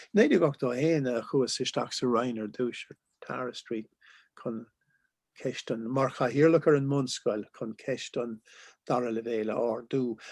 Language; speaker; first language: Irish; non-native, local second language; English